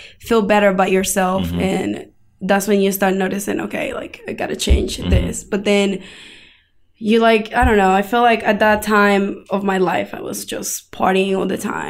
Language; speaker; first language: English; non-native, fluent; Spanish